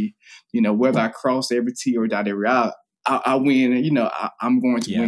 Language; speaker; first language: English; native; English